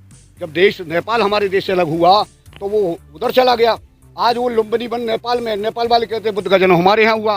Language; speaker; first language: Hindi; native; Hindi